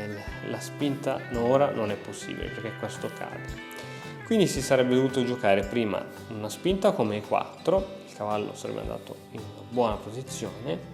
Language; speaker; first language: Italian; native; Italian